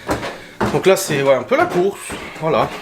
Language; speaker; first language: French; native; French